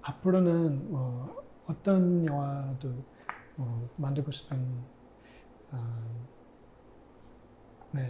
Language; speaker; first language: Korean; non-native, fluent; English